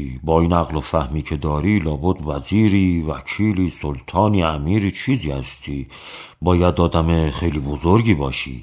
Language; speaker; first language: Persian; native; Persian